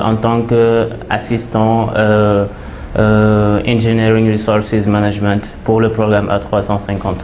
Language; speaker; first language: French; non-native, local second language; Wolof